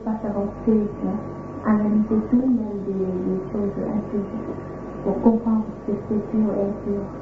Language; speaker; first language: French; non-native, fluent; Vietnamese